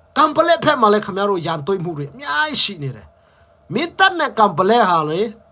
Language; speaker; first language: Burmese; non-native, local second language; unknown